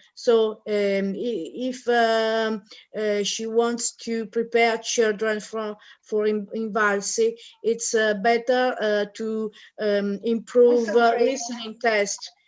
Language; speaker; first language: English; non-native, learner; Italian